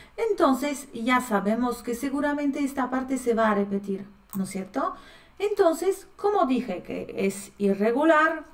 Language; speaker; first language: Spanish; non-native, fluent; Polish